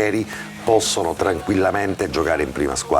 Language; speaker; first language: Italian; native; Italian